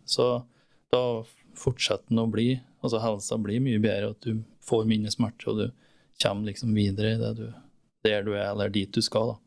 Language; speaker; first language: Norwegian; native; Norwegian